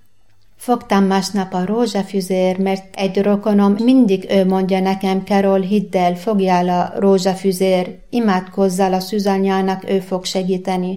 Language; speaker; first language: Hungarian; non-native, fluent; Arabic